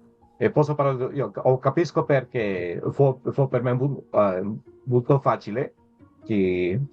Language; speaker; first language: Italian; non-native, learner; English